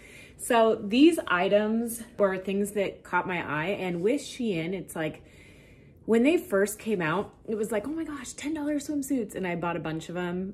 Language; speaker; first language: English; native; English